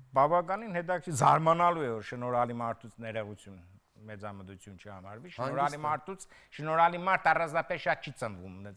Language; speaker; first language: Armenian; native; Armenian